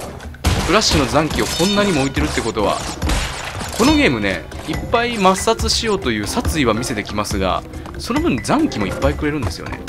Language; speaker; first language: Japanese; native; Japanese